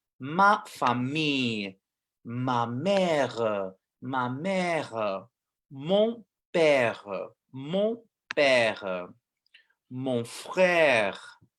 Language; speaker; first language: French; non-native, fluent; English